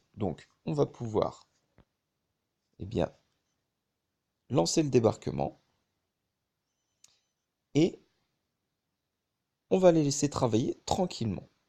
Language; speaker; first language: French; native; French